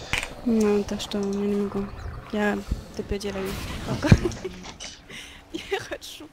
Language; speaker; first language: Russian; non-native, learner; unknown